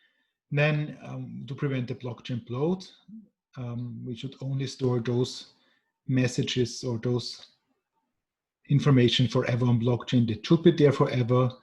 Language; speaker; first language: English; non-native, fluent; German